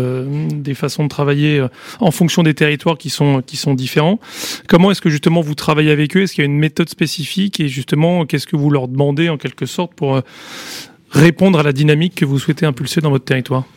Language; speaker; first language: French; native; French